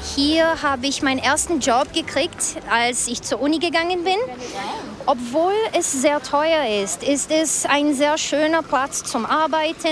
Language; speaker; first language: German; early bilingual, heritage; Portuguese